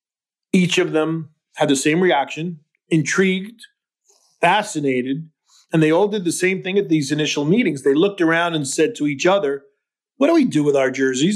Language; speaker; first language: English; native; English